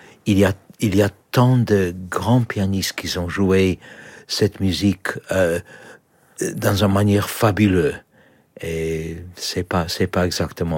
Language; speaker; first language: French; non-native, learner; Polish